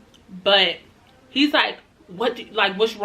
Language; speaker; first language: English; native; English